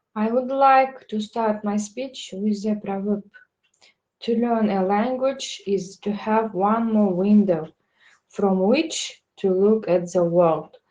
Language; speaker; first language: English; non-native, fluent; Kazakh